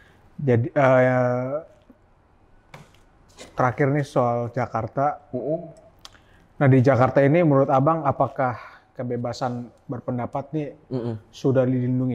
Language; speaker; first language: Indonesian; native; Indonesian